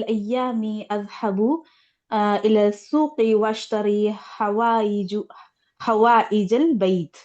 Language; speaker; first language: Arabic; non-native, learner; Urdu